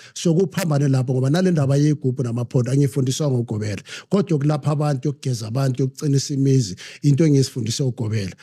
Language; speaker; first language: Zulu; non-native, local second language; Southern Sotho